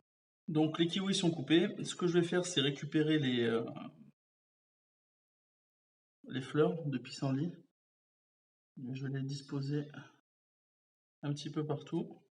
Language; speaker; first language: French; native; French